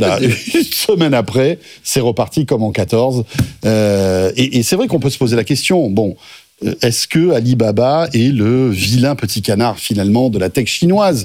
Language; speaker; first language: French; native; French